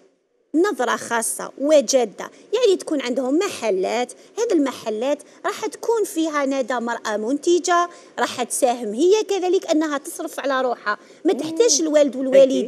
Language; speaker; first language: Arabic; native; Arabic